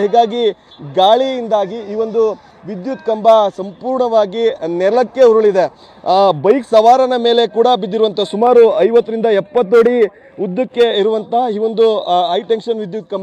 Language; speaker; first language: Kannada; native; Kannada